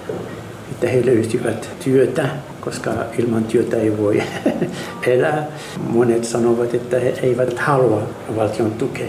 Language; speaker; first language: Finnish; non-native, fluent; Arabic